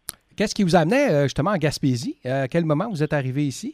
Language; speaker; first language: French; native; French